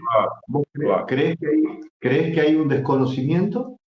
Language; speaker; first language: Spanish; native; Spanish